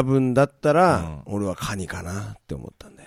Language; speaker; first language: Japanese; native; Japanese